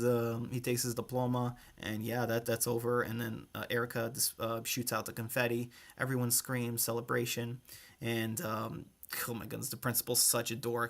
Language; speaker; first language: English; native; English